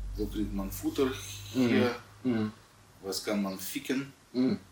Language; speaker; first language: German; non-native, fluent; Russian